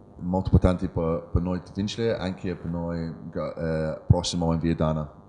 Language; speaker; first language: Italian; non-native, learner; English